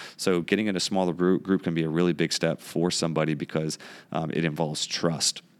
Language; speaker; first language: English; native; English